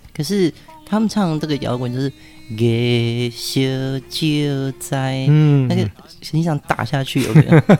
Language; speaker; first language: Chinese; non-native, local second language; Min Nan Chinese